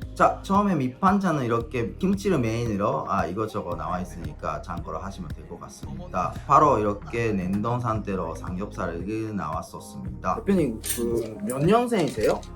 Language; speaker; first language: Korean; non-native, fluent; Japanese